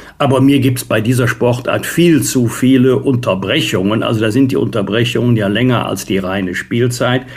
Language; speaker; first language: German; native; German